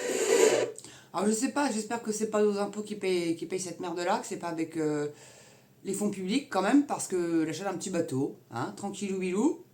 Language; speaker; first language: French; native; French